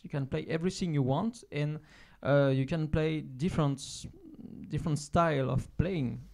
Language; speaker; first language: English; non-native, fluent; French